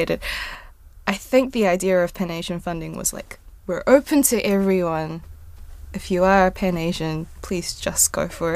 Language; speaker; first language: English; non-native, local second language; Korean